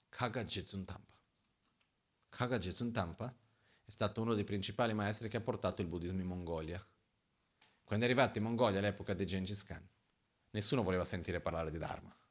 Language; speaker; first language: Italian; non-native, fluent; Portuguese